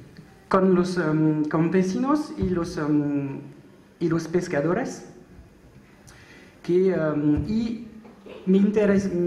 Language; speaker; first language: Spanish; non-native, learner; French